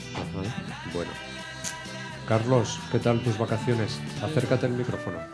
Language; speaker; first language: Spanish; native; Spanish